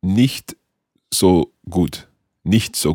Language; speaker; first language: German; non-native, learner; English